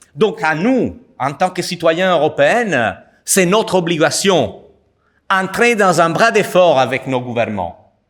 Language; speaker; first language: French; non-native, fluent; Italian